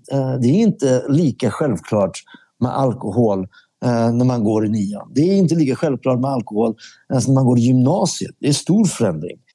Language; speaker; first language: Swedish; early bilingual, other home language; Persian